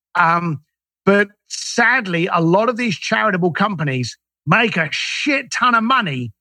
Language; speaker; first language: English; native; English